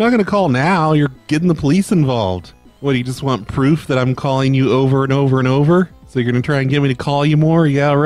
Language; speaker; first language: English; native; English